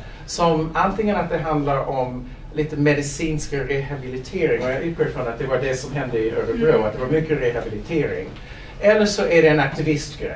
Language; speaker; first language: Swedish; non-native, fluent; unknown